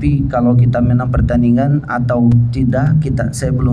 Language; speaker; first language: Indonesian; non-native, fluent; Portuguese